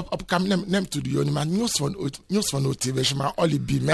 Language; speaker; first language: Hungarian; non-native, fluent; Yoruba